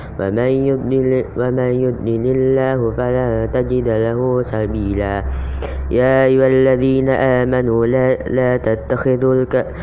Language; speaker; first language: Arabic; non-native, learner; Indonesian